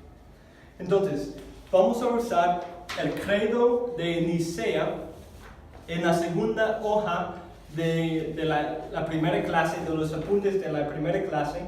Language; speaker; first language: Spanish; non-native, fluent; English